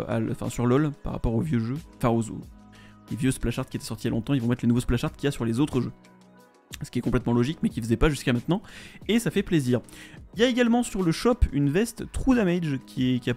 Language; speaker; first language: French; native; French